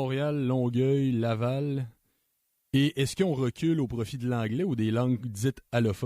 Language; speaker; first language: French; native; French